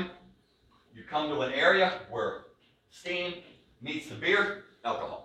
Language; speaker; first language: English; native; English